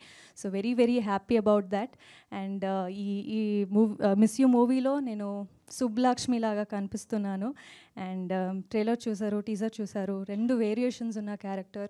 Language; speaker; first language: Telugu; non-native, fluent; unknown